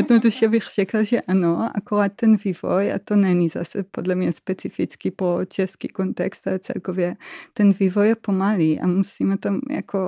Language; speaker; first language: Czech; non-native, fluent; Hebrew